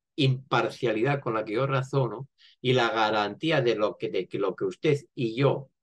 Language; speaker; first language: Spanish; native; Spanish